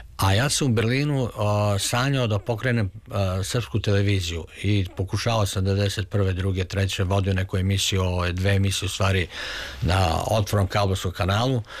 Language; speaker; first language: Serbian; native; Serbian